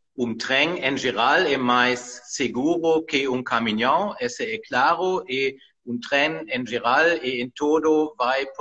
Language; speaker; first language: Portuguese; non-native, learner; German